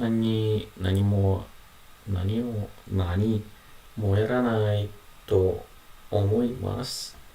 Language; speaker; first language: Japanese; non-native, learner; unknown